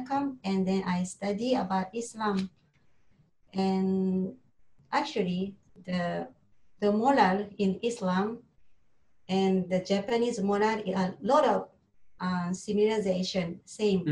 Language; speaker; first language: English; non-native, learner; Japanese